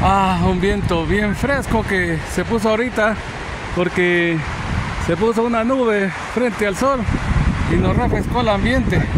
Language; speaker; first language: Spanish; native; Spanish